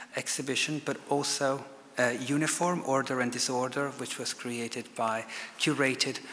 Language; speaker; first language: English; non-native, fluent; Italian